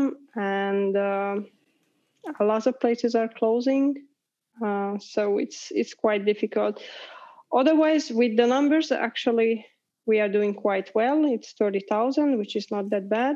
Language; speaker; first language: English; non-native, fluent; Hungarian